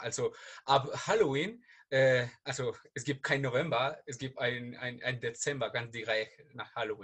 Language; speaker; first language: German; non-native, learner; Spanish